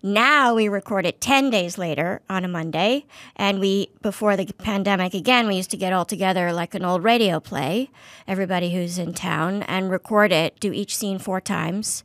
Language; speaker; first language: English; native; English